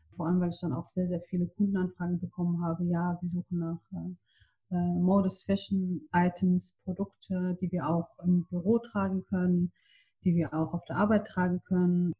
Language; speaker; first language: German; early bilingual, other home language; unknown